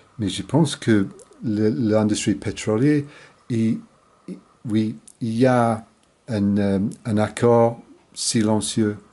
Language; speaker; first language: French; non-native, fluent; English